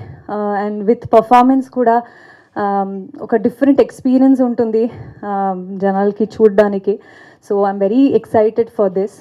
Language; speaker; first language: Telugu; non-native, fluent; Kannada